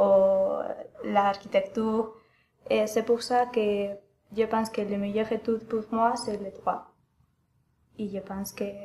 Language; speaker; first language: French; non-native, learner; Spanish